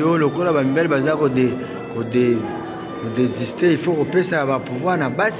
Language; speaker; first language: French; non-native, local second language; Lingala